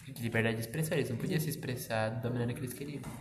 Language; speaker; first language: Portuguese; native; Portuguese